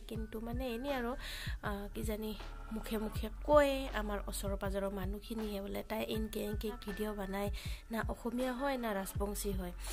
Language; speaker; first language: Assamese; non-native, local second language; Rangpuri